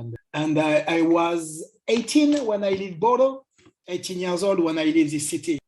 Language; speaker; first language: English; non-native, learner; French